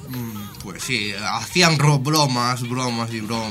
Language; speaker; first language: Spanish; non-native, fluent; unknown